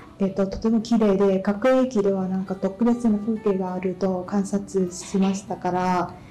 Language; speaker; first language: Japanese; non-native, fluent; Vietnamese